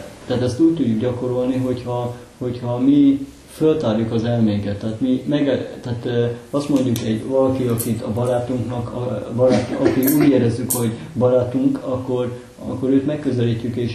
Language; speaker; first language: Hungarian; native; Hungarian